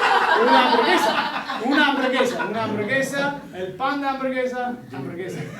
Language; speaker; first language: Spanish; non-native, fluent; English